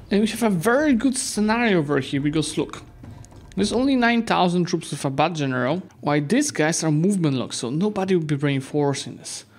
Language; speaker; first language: English; non-native, fluent; Polish